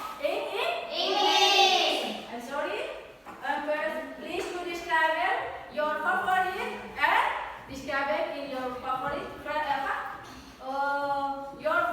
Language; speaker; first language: English; non-native, learner; Indonesian